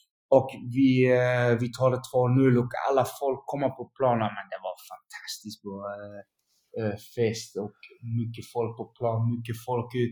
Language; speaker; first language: Swedish; non-native, learner; Dutch